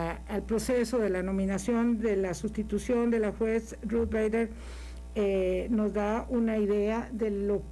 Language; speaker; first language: Spanish; native; Spanish